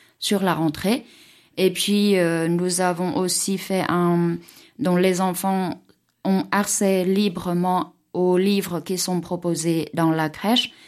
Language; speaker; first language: French; non-native, fluent; Vietnamese